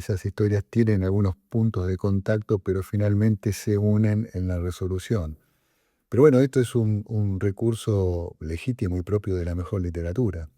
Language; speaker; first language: Spanish; native; Spanish